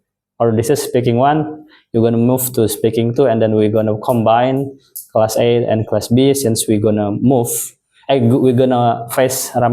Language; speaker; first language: English; non-native, fluent; Indonesian